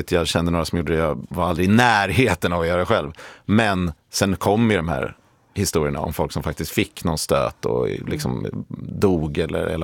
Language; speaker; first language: Swedish; native; Swedish